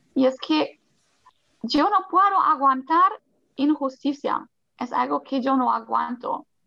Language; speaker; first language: Spanish; non-native, fluent; German